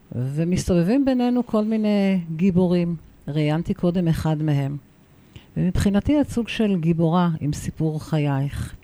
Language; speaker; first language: Hebrew; native; Hebrew